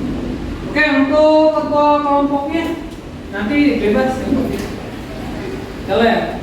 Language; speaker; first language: Indonesian; non-native, local second language; Sundanese